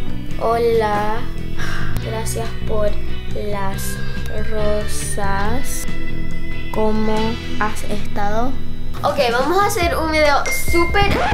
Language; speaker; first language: Spanish; early bilingual, heritage; Spanish